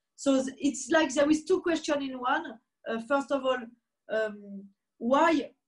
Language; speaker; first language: English; non-native, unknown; French